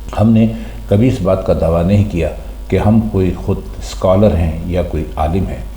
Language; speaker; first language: Urdu; native; Urdu